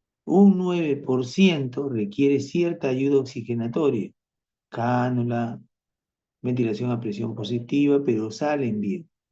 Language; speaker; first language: Spanish; native; Spanish